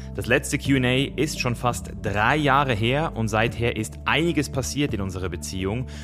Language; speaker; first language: German; native; German